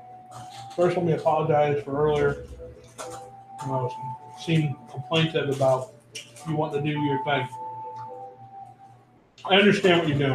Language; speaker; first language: English; native; English